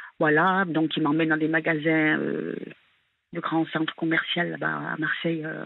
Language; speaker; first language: French; native; French